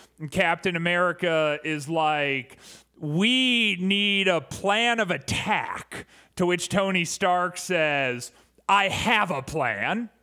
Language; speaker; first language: English; native; English